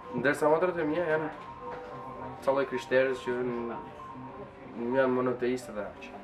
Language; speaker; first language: Albanian; native; Albanian